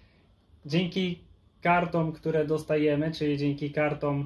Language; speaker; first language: Polish; native; Polish